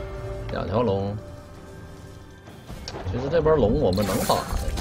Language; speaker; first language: Chinese; native; Chinese